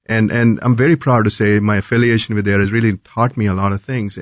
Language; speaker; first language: English; non-native, local second language; Hindi